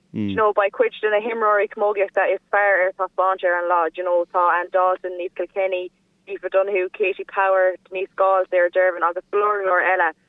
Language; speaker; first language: Irish; non-native, local second language; English